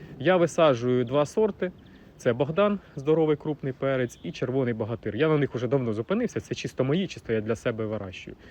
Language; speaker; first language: Ukrainian; non-native, local second language; Russian